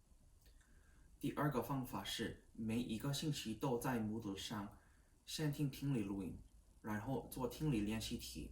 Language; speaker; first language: Chinese; non-native, learner; Korean